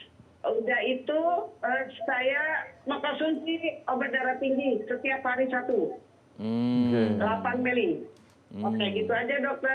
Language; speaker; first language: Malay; non-native, local second language; Sundanese